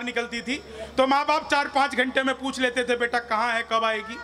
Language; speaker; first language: Hindi; native; Hindi